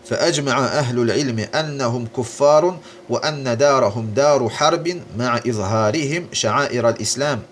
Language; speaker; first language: Arabic; non-native, fluent; Azerbaijani